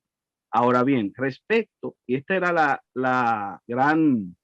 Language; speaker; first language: Spanish; native; Spanish